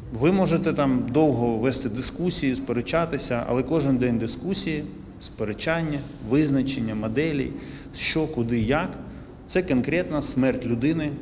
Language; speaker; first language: Ukrainian; native; Ukrainian